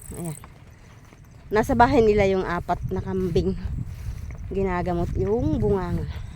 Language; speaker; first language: Filipino; native; Filipino